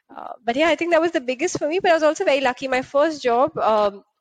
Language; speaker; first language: English; non-native, local second language; Hindi